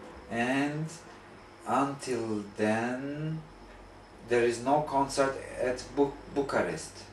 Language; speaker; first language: English; non-native, fluent; Turkish